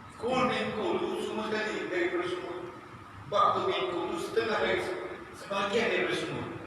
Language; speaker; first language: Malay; native; Malay